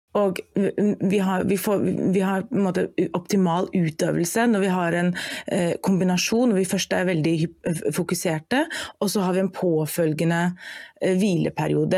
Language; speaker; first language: Norwegian; non-native, fluent; German